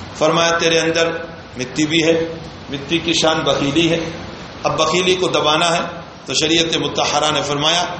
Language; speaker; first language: Urdu; native; Urdu